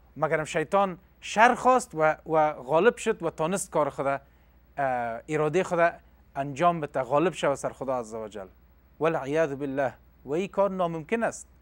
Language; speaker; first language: Persian; non-native, local second language; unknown